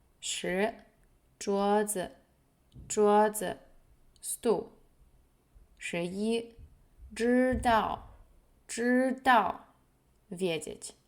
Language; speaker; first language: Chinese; non-native, fluent; Polish